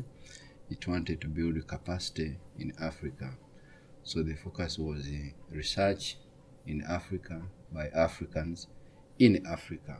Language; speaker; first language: English; non-native, local second language; Ganda